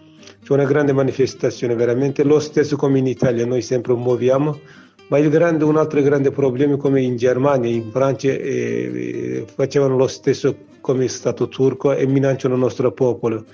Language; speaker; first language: Italian; non-native, learner; Kurdish